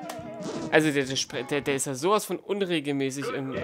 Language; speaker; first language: German; native; German